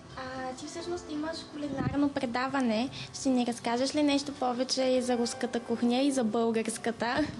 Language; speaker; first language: Bulgarian; native; Bulgarian